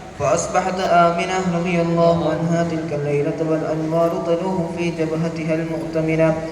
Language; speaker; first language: Arabic; non-native, fluent; Malayalam